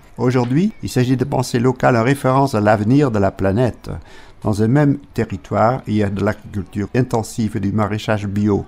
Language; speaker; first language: French; native; French